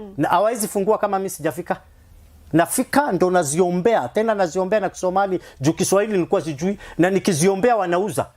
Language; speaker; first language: Swahili; non-native, fluent; Somali